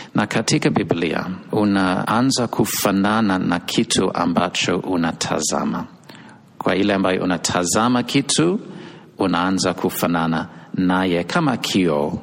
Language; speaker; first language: Swahili; non-native, fluent; English